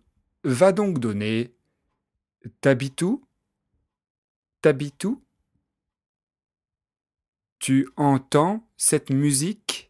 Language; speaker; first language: French; native; French